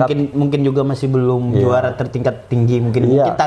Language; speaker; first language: Indonesian; native; Indonesian